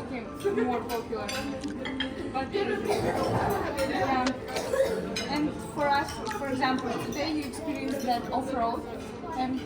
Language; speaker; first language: English; non-native, fluent; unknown